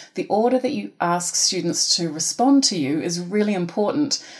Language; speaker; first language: English; native; English